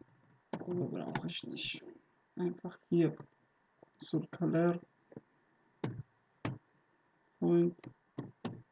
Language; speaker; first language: German; non-native, learner; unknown